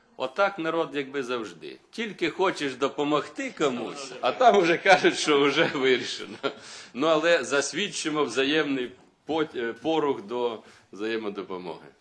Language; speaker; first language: Ukrainian; native; Ukrainian